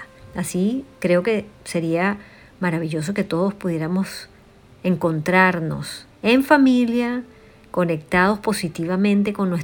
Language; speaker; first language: Spanish; native; Spanish